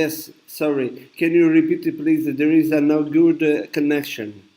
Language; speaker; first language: English; non-native, learner; Italian